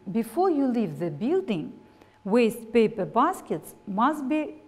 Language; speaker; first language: English; non-native, fluent; Russian